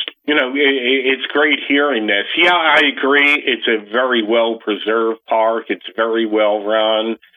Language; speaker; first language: English; native; English